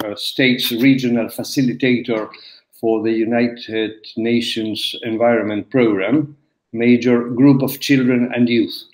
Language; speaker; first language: English; non-native, fluent; Spanish